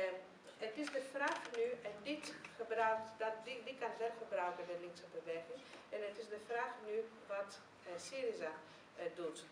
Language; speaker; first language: Dutch; non-native, fluent; Greek